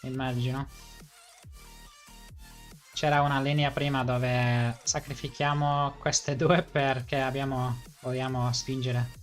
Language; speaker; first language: Italian; non-native, fluent; English